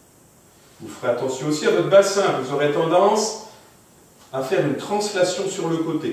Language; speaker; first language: French; native; French